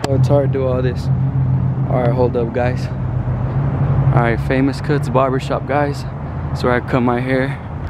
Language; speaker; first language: English; early bilingual, other home language; Spanish